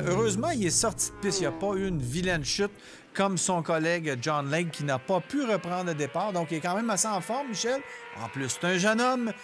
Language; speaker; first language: French; native; French